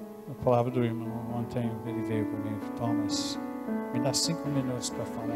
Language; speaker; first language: Portuguese; non-native, fluent; English